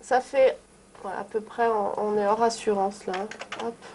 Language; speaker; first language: French; native; French